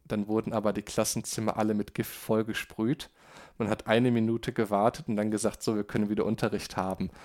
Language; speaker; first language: German; native; German